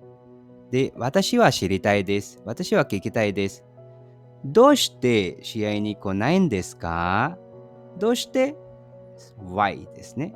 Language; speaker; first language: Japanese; non-native, fluent; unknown